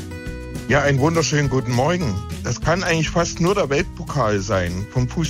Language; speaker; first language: German; native; German